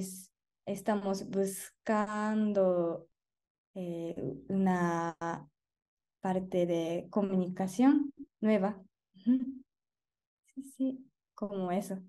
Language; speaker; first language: Spanish; non-native, learner; Japanese